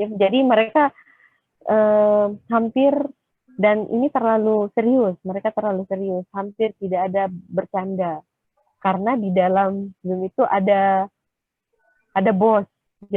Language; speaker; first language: Indonesian; native; Indonesian